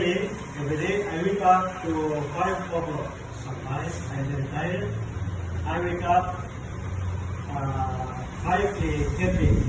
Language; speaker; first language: English; non-native, learner; Tetum